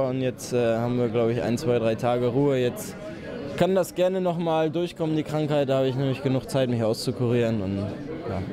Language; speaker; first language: German; native; German